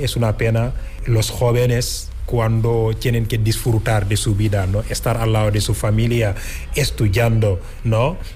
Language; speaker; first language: Spanish; non-native, fluent; Wolof